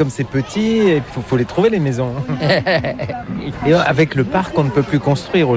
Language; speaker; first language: French; native; French